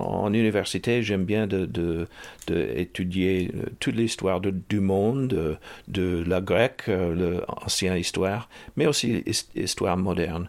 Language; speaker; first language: French; early bilingual, heritage; English